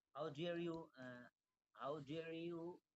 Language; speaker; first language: English; non-native, learner; Bangla